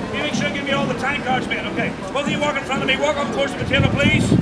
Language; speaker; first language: English; native; English